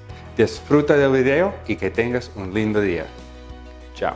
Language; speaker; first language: Spanish; non-native, fluent; English